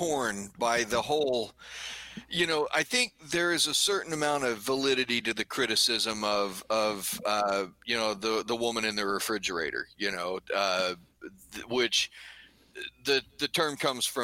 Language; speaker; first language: English; native; English